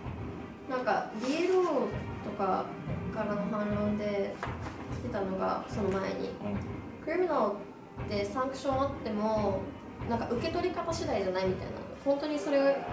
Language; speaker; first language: Japanese; native; Japanese